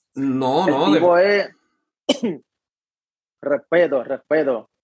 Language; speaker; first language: Spanish; native; Spanish